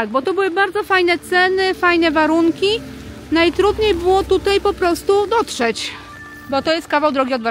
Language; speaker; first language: Polish; native; Polish